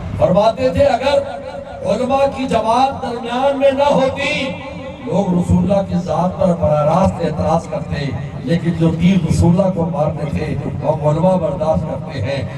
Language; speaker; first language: Urdu; non-native, local second language; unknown